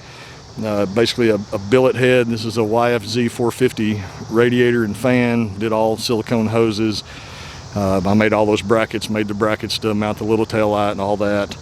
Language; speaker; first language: English; native; English